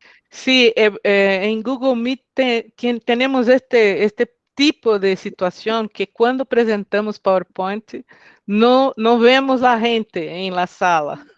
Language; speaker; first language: Spanish; non-native, fluent; Portuguese